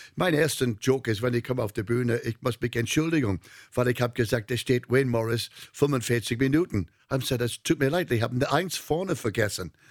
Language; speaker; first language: German; non-native, learner; English